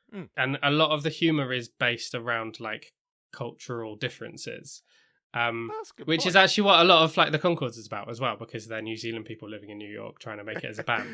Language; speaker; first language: English; native; English